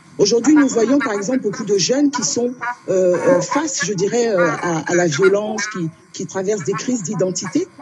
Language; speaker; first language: French; early bilingual, other home language; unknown